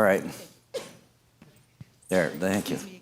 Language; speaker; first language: English; native; English